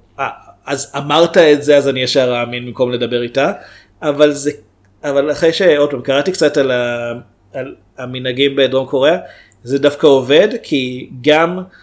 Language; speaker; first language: Hebrew; native; Hebrew